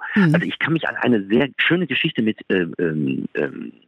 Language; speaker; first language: German; native; German